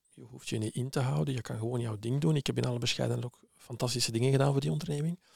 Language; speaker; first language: Dutch; early bilingual, other home language; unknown